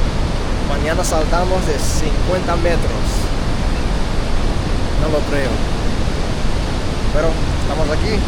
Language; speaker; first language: Spanish; non-native, learner; English